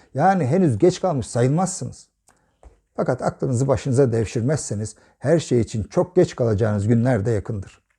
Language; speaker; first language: Turkish; native; Turkish